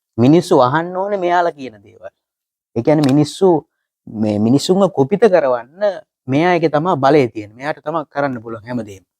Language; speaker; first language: Sinhala; native; Sinhala